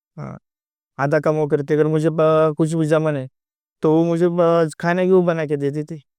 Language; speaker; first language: Hindi; non-native, local second language; Marathi